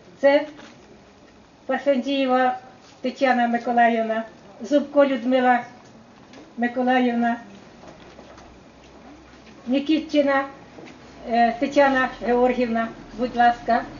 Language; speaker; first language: Ukrainian; native; Ukrainian